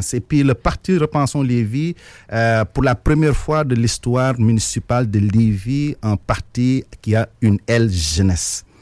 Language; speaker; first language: French; non-native, local second language; Wolof